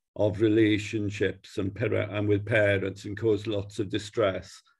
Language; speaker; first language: English; native; English